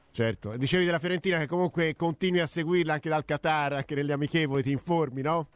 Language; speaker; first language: Italian; native; Italian